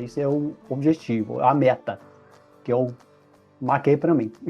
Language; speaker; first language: Portuguese; non-native, fluent; English